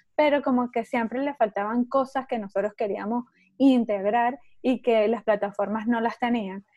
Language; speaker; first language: Spanish; native; Spanish